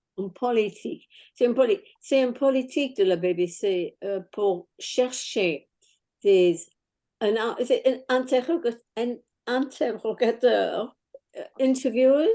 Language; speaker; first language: French; non-native, fluent; English